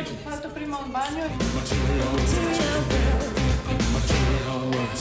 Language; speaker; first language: Italian; non-native, learner; Greek